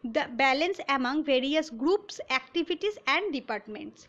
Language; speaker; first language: English; non-native, local second language; Bangla